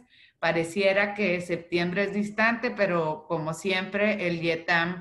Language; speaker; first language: Spanish; native; Spanish